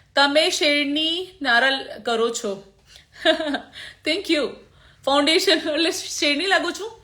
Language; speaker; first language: Hindi; non-native, local second language; Gujarati